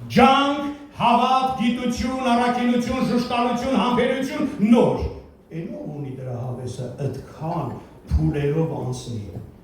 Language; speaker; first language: Armenian; early bilingual, heritage; Armenian